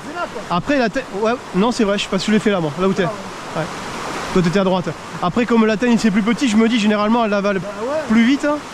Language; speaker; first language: French; native; French